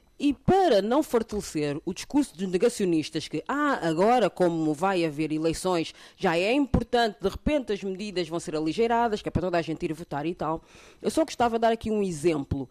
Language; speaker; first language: Portuguese; early bilingual, other home language; Kabuverdianu